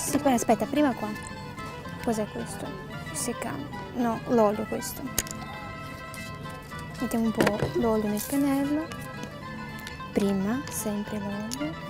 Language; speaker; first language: Italian; non-native, fluent; Portuguese